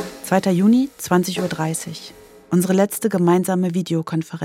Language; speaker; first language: German; native; German